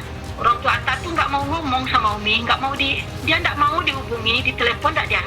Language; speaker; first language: Indonesian; native; Indonesian